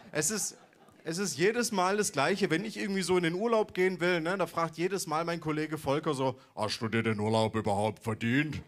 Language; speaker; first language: German; native; German